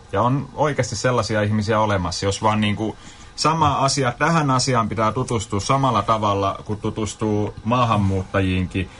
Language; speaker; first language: Finnish; non-native, fluent; Kurdish